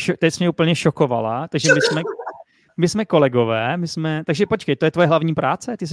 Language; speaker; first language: Czech; native; Czech